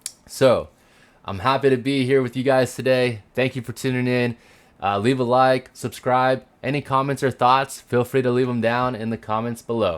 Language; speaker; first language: English; native; English